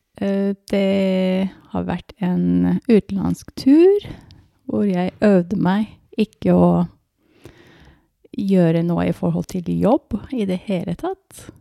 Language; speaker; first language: Norwegian; non-native, fluent; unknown